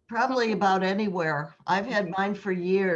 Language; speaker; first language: English; native; English